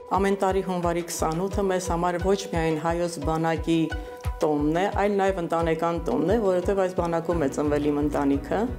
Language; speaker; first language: Armenian; native; Armenian